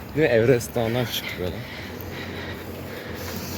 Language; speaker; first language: Turkish; native; Turkish